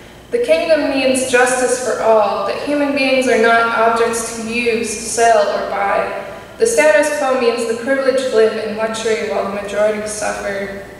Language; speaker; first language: English; native; English